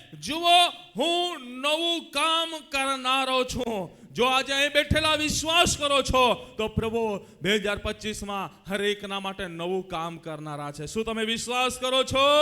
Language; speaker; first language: Gujarati; non-native, local second language; Gamit